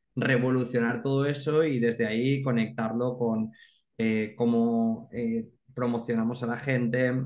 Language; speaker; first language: Spanish; native; Spanish